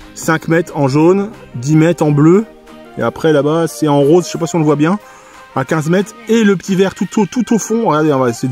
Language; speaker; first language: French; native; French